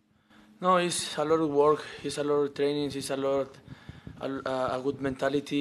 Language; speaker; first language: English; non-native, learner; Spanish